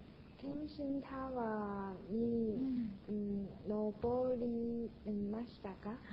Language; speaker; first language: Japanese; non-native, learner; Chinese